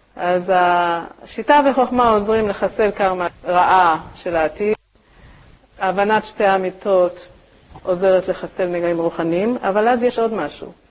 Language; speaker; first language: Hebrew; native; Hebrew